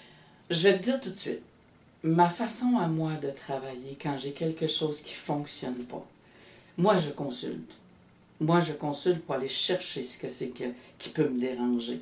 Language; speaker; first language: French; native; French